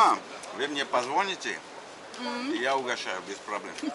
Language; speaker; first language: Russian; non-native, learner; English